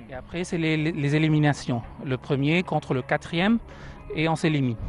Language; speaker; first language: French; non-native, fluent; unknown